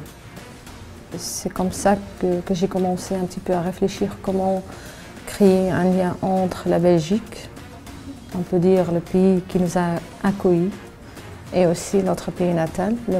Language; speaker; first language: French; early bilingual, other home language; Arabic